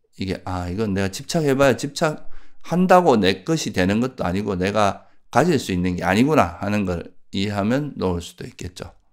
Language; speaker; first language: Korean; native; Korean